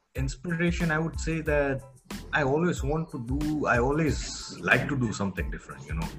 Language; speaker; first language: English; non-native, local second language; Gujarati